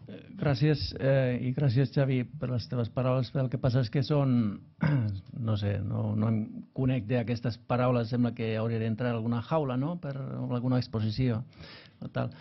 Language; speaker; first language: Catalan; non-native, fluent; Finnish